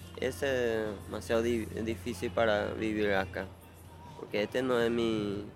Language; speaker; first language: Spanish; non-native, local second language; Guarani